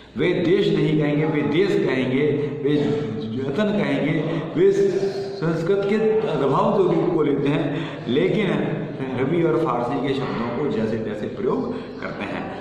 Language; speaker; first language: Hindi; native; Hindi